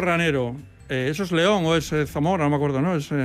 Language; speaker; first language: Spanish; native; Spanish